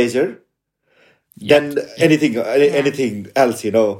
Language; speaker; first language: English; non-native, local second language; Nepali